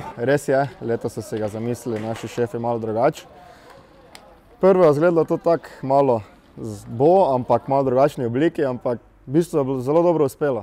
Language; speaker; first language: Slovenian; native; Slovenian